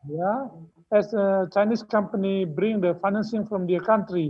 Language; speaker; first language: English; non-native, learner; Indonesian